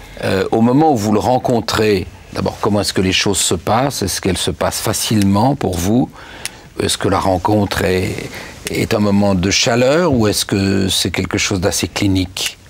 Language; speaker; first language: French; native; French